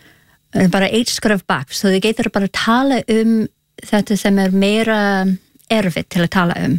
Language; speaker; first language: Icelandic; non-native, learner; English